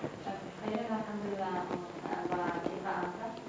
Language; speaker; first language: Arabic; non-native, learner; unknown